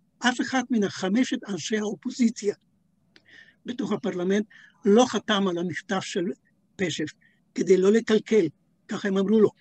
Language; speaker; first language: Hebrew; native; Hebrew